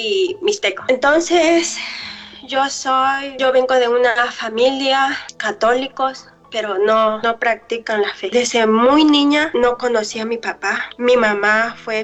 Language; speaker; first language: Spanish; non-native, local second language; Mixtepec Mixtec